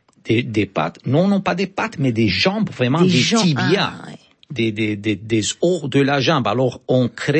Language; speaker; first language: French; non-native, fluent; Romanian